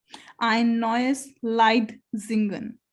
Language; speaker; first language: German; non-native, learner; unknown